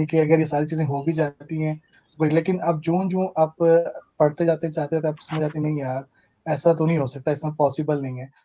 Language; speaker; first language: Urdu; native; Urdu